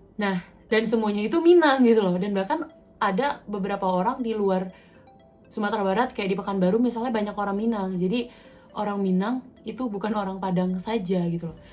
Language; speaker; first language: Indonesian; native; Indonesian